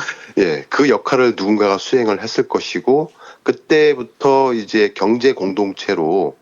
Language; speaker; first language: Korean; native; Korean